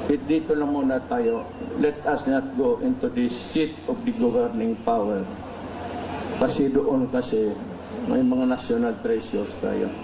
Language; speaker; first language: Filipino; non-native, local second language; Cebuano